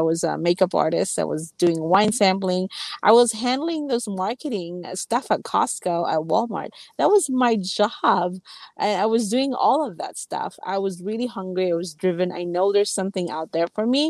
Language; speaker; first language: English; non-native, local second language; Cebuano